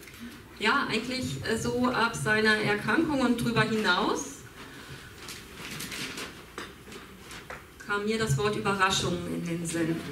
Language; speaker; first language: German; native; German